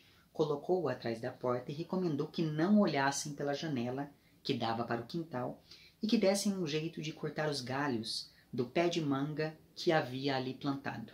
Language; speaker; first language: Portuguese; native; Portuguese